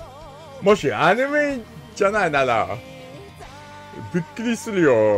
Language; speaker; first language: Japanese; non-native, learner; English